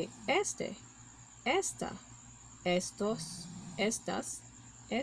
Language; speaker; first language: Spanish; non-native, learner; Cebuano